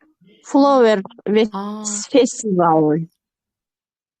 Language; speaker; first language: English; non-native, learner; Kyrgyz